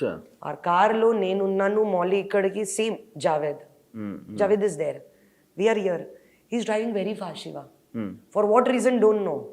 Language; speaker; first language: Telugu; non-native, local second language; Hindi